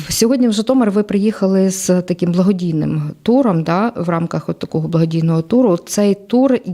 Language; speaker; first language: Ukrainian; native; Ukrainian